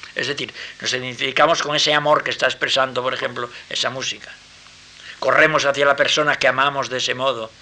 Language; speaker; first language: Spanish; native; Spanish